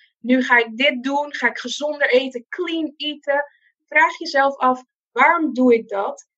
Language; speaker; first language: Dutch; non-native, local second language; Papiamento